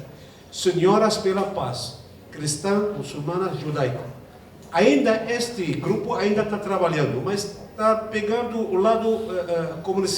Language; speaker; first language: Portuguese; non-native, fluent; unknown